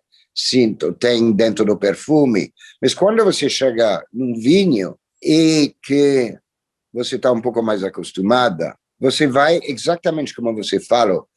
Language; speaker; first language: Portuguese; non-native, fluent; French